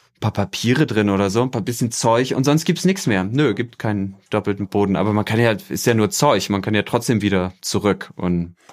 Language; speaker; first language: German; native; German